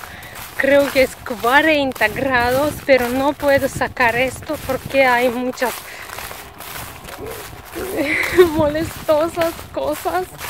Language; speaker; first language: Spanish; non-native, learner; Russian